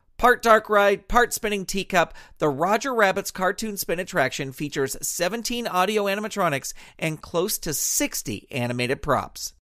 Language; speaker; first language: English; native; English